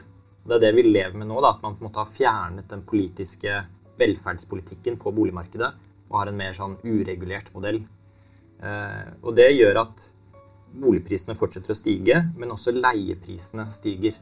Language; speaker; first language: Norwegian; native; Norwegian